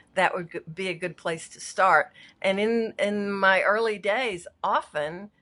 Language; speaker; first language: English; native; English